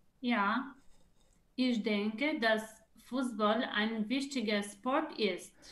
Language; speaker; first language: German; non-native, learner; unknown